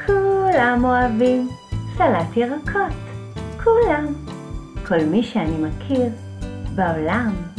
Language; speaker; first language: Hebrew; native; Hebrew